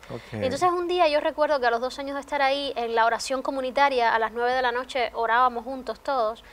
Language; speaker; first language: Spanish; native; Spanish